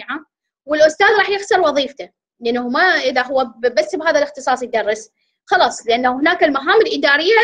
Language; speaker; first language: Arabic; native; Arabic